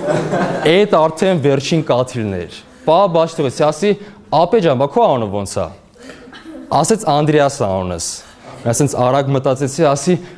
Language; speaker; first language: Armenian; early bilingual, heritage; Armenian